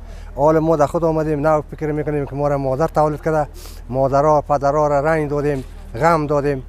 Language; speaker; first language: Persian; native; Persian